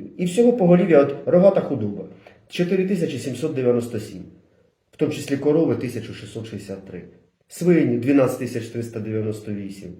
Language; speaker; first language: Ukrainian; native; Ukrainian